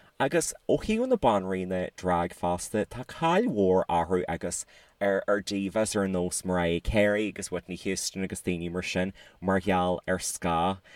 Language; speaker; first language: Irish; native; Irish